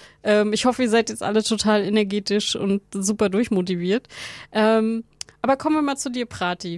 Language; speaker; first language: German; native; German